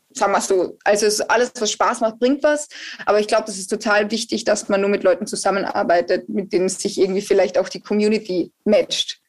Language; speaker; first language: German; native; German